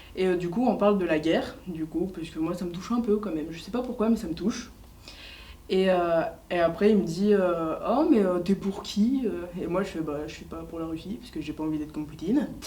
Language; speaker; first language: French; native; French